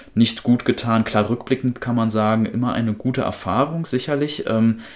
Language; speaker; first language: German; native; German